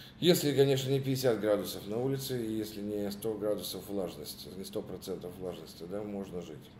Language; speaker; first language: Russian; native; Russian